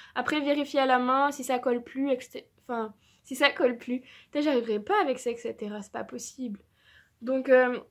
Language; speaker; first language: French; native; French